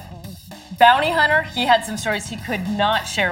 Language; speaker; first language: English; native; English